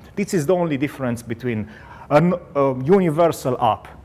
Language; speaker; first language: English; non-native, fluent; Romanian